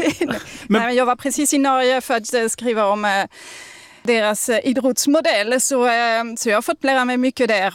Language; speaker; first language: Swedish; non-native, fluent; French